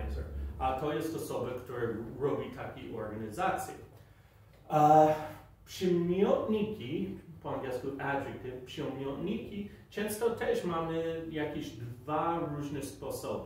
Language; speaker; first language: Polish; non-native, fluent; English